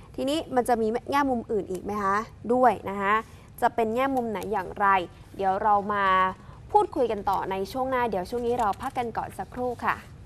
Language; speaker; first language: Thai; native; Thai